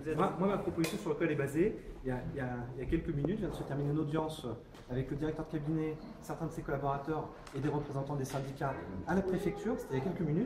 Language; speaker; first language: French; native; French